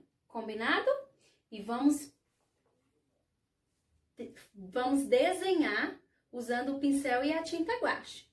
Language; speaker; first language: Portuguese; native; Portuguese